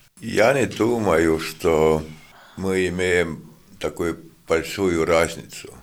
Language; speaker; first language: Russian; non-native, fluent; Estonian